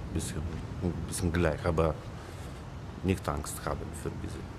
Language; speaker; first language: German; non-native, learner; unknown